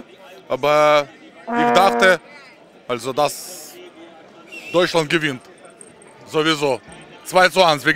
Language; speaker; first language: German; non-native, learner; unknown